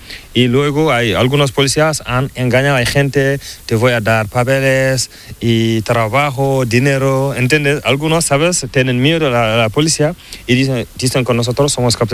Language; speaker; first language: Spanish; non-native, learner; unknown